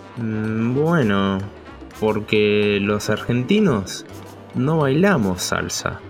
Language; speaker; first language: Spanish; early bilingual, heritage; Spanish